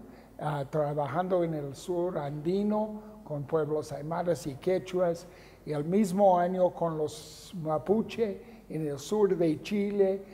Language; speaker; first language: Spanish; non-native, fluent; English